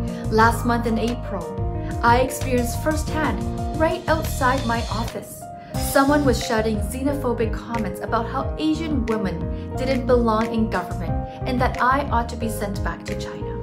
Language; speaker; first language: English; non-native, fluent; Chinese